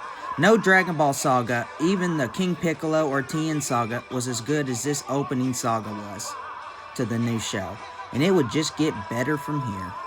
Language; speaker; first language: English; native; English